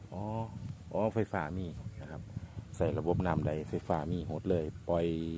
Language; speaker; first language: Thai; native; Thai